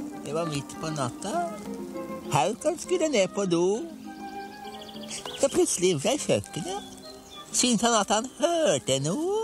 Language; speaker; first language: Norwegian; native; Norwegian